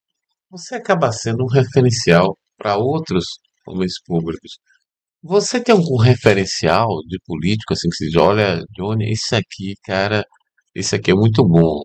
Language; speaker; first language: Portuguese; native; Portuguese